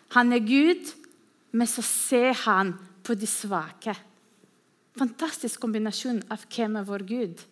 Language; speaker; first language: Norwegian; non-native, fluent; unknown